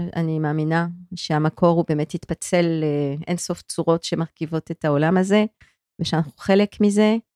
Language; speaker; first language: Hebrew; non-native, fluent; French